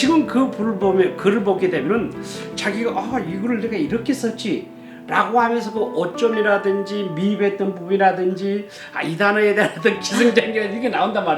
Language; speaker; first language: Korean; native; Korean